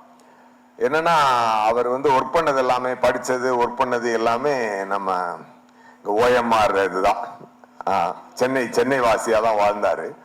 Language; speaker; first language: Tamil; native; Tamil